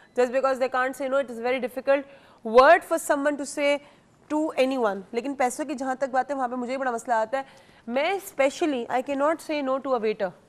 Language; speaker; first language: Urdu; native; Urdu